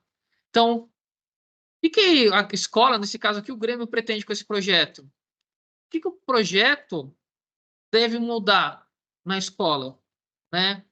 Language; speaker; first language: Portuguese; native; Portuguese